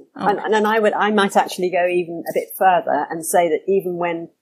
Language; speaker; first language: English; native; English